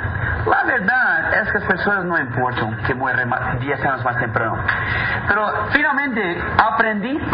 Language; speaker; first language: Spanish; non-native, fluent; Portuguese